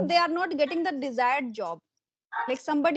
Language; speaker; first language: English; non-native, local second language; Hindi